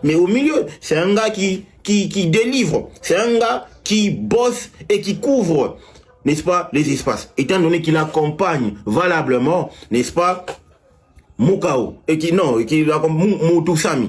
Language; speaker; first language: French; non-native, local second language; Lingala